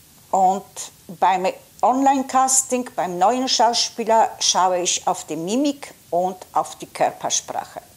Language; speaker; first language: German; non-native, fluent; Polish